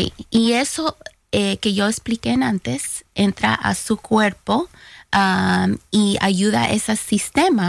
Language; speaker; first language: Spanish; early bilingual, heritage; Spanish